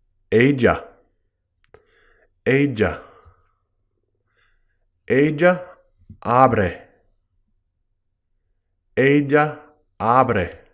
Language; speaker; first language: Spanish; non-native, fluent; English